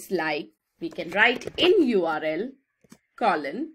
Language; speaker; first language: English; non-native, local second language; Hindi